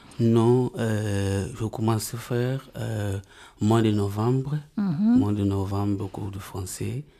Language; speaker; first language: French; non-native, learner; Portuguese